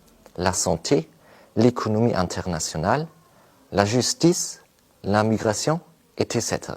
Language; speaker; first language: French; non-native, fluent; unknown